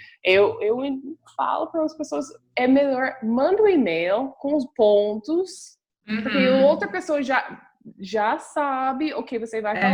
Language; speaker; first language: Portuguese; non-native, fluent; English